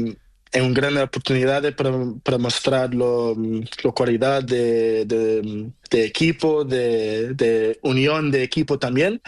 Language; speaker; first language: Spanish; non-native, learner; Portuguese